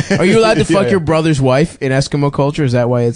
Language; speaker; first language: English; native; English